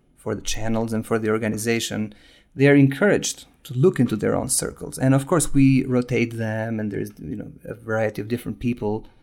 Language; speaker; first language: English; non-native, fluent; Albanian